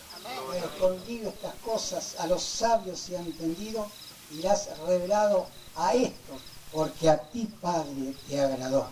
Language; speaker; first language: Spanish; native; Spanish